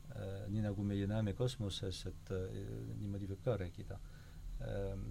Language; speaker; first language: Estonian; non-native, fluent; French